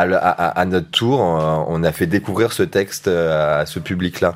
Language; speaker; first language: French; native; French